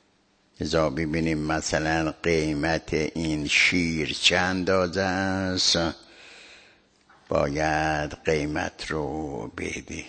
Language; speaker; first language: Persian; native; Persian